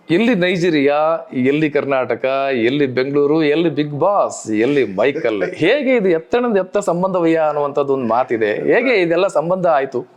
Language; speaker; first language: Kannada; native; Kannada